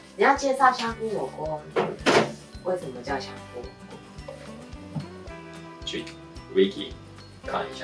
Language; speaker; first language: Chinese; non-native, fluent; Japanese